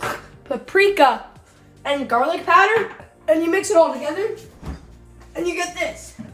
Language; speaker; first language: English; native; English